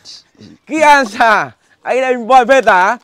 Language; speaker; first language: Portuguese; non-native, learner; Vietnamese